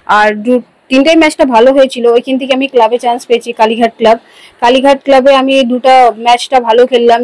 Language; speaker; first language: Bangla; non-native, local second language; Hindi